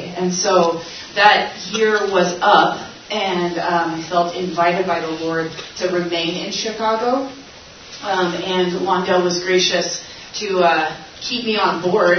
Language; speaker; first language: English; native; English